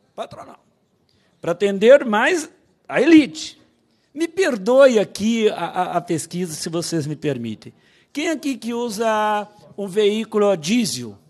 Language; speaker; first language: Portuguese; native; Portuguese